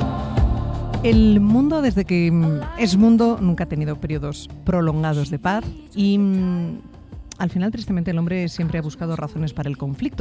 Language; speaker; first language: Spanish; native; Spanish